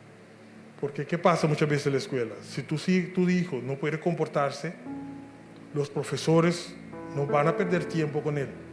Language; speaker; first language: Spanish; non-native, local second language; Papiamento